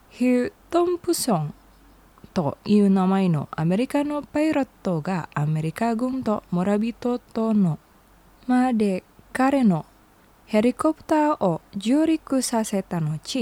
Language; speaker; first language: Japanese; non-native, learner; Indonesian